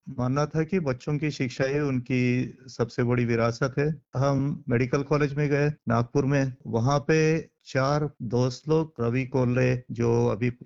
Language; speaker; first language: Hindi; non-native, local second language; Marathi